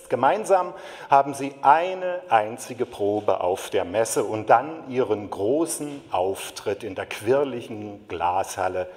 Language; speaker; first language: German; native; German